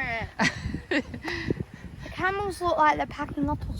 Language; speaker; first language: English; native; English